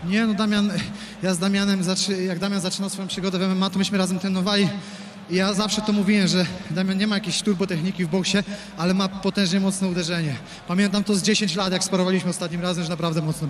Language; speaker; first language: Polish; native; Polish